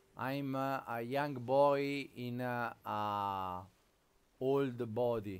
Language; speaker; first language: English; non-native, learner; Italian